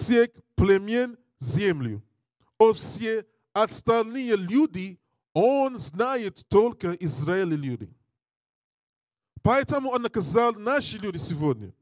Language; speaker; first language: Russian; non-native, learner; English